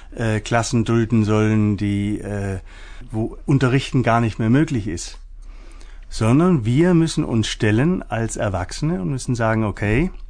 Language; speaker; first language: German; native; German